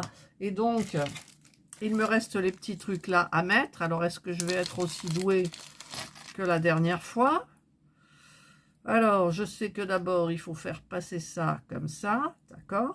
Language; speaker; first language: French; native; French